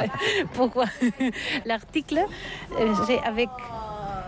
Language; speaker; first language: French; non-native, learner; Catalan